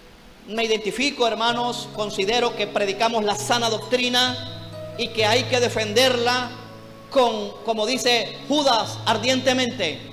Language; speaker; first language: Spanish; native; Spanish